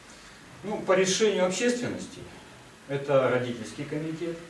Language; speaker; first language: Russian; native; Russian